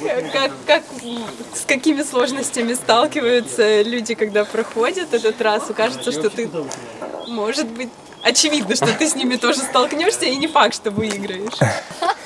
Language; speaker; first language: Russian; native; Russian